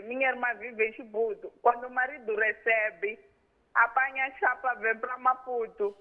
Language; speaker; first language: Portuguese; non-native, local second language; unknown